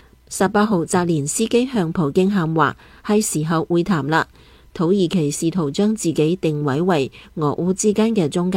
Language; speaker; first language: Chinese; non-native, local second language; Cantonese